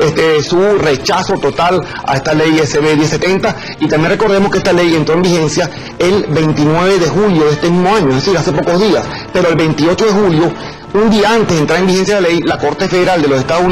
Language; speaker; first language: Spanish; native; Spanish